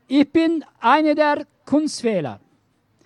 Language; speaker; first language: German; non-native, learner; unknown